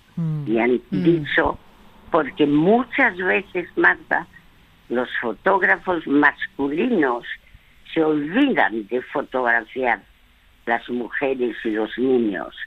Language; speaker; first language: Spanish; non-native, fluent; French